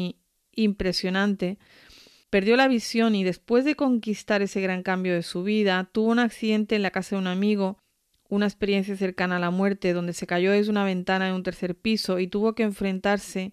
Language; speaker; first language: Spanish; native; Spanish